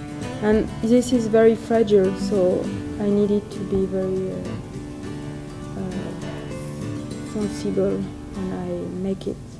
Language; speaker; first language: English; non-native, learner; French